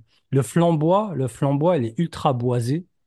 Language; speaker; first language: French; native; French